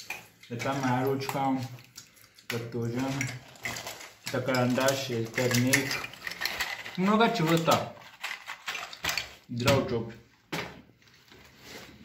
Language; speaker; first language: Russian; non-native, learner; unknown